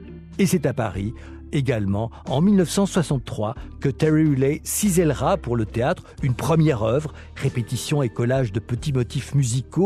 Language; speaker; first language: French; native; French